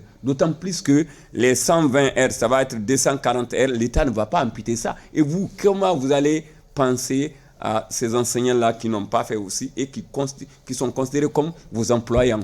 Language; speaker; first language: French; non-native, local second language; Bambara